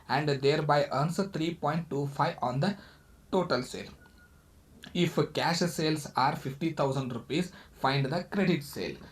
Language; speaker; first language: English; non-native, local second language; Kannada